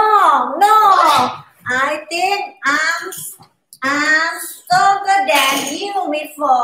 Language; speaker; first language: English; non-native, learner; Thai